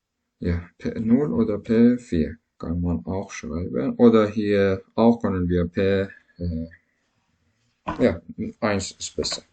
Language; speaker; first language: German; non-native, learner; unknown